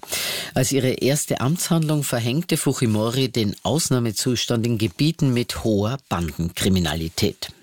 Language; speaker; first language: German; native; German